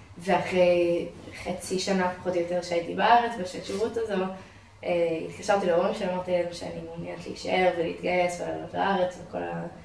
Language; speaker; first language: Hebrew; non-native, fluent; English